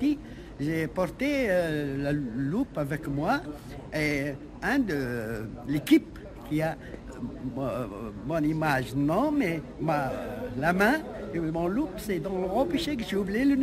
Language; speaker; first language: French; non-native, local second language; Arabic